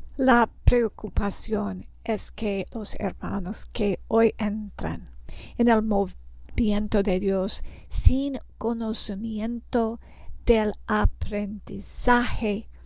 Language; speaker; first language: Spanish; non-native, learner; English